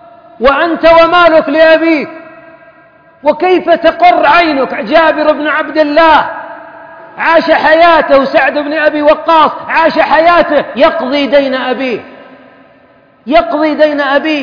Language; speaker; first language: Arabic; native; Arabic